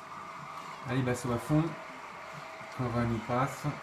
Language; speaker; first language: French; native; French